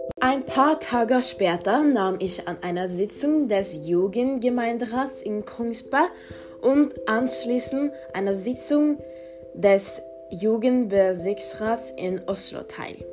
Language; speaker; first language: German; non-native, learner; Norwegian